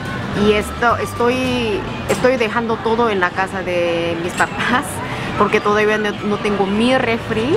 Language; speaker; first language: Spanish; non-native, learner; Korean